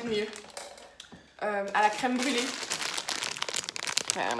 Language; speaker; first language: French; native; French